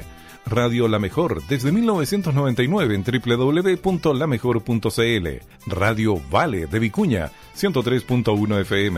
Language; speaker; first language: Spanish; native; Spanish